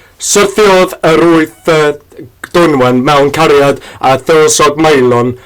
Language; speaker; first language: Welsh; non-native, learner; Hungarian